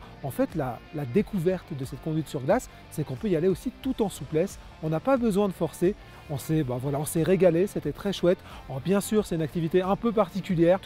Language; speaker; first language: French; native; French